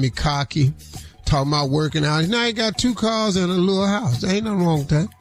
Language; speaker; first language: English; native; English